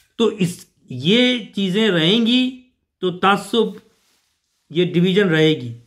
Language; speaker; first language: Urdu; native; Urdu